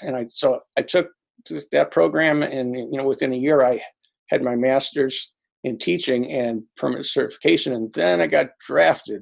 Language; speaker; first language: English; native; English